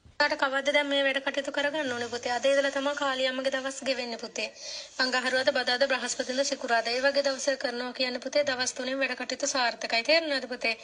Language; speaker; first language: Sinhala; native; Sinhala